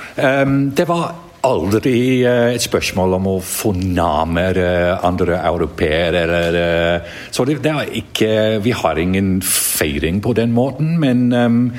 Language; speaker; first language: Norwegian; non-native, learner; English